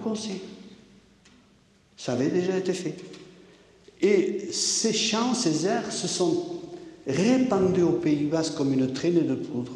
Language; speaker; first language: French; native; French